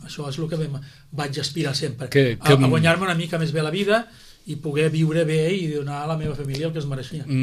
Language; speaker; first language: Catalan; native; Catalan